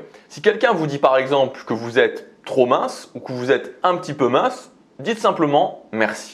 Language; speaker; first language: French; native; French